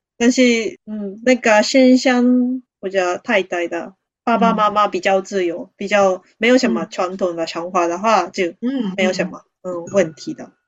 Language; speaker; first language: Chinese; non-native, fluent; Japanese